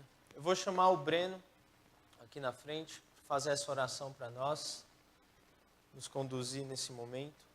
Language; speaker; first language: Portuguese; native; Portuguese